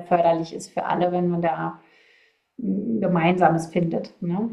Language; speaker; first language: German; native; German